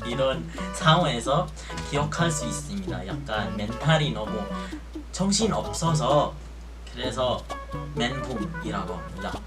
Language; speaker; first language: Korean; non-native, fluent; Filipino